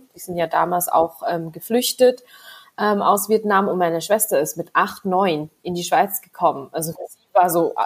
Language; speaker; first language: German; early bilingual, other home language; Vietnamese